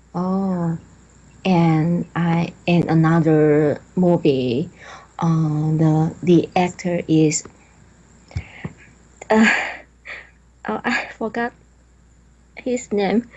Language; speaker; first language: English; non-native, learner; Chinese